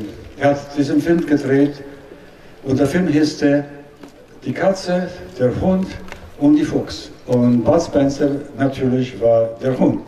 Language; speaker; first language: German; non-native, learner; Italian